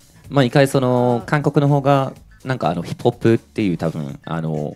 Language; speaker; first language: Japanese; native; Japanese